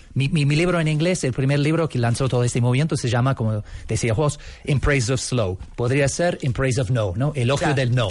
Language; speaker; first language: Spanish; non-native, fluent; English